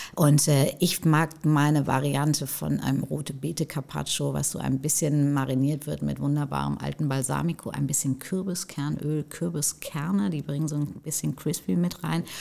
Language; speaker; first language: German; native; German